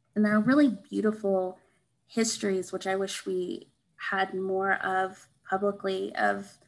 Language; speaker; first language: English; native; English